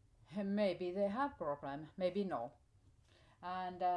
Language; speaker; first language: English; non-native, learner; Finnish